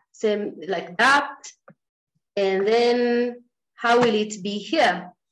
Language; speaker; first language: English; non-native, local second language; Swahili